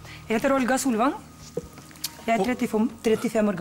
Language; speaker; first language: Norwegian; non-native, fluent; Russian